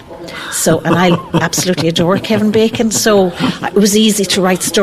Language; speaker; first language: English; native; English